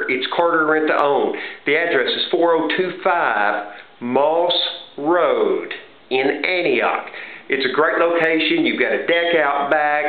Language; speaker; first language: English; native; English